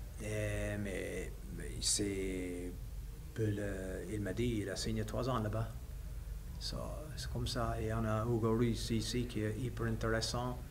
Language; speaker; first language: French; non-native, learner; English